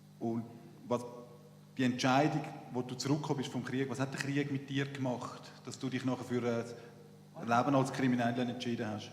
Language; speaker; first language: German; native; German